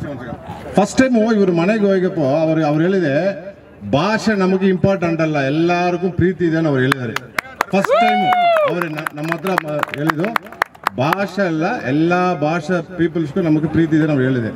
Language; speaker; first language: Kannada; non-native, learner; Tamil